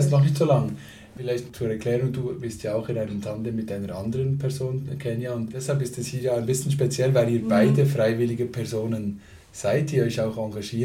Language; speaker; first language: German; native; German